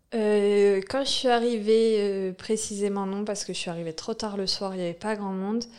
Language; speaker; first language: French; native; French